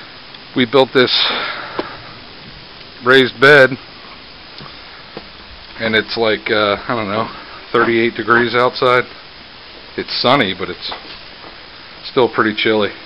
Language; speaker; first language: English; native; English